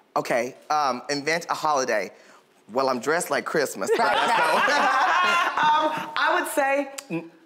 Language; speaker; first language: English; native; English